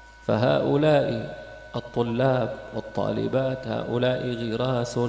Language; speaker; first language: Arabic; native; Arabic